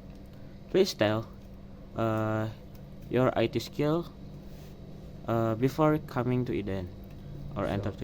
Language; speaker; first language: English; non-native, local second language; Indonesian